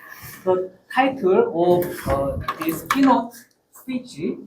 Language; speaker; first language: English; non-native, learner; Korean